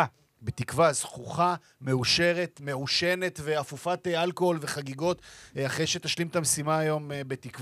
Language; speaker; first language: Hebrew; native; Hebrew